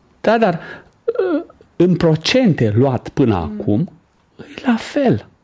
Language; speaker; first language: Romanian; native; Romanian